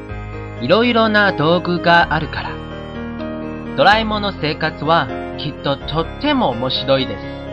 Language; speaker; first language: Japanese; non-native, learner; Chinese